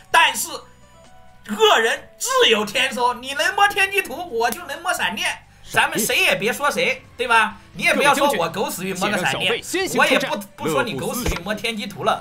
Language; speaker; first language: Chinese; native; Chinese